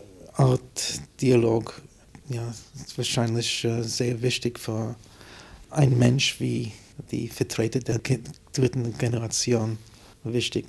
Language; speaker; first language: German; non-native, fluent; English